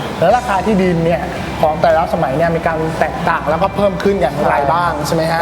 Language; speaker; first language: Thai; native; Thai